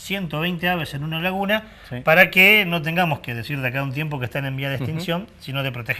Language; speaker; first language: Spanish; native; Spanish